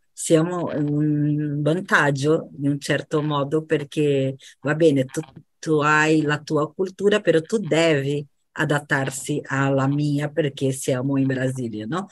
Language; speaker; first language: Italian; non-native, fluent; Portuguese